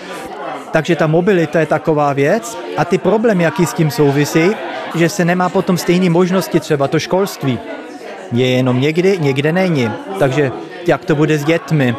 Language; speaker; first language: Czech; early bilingual, heritage; Czech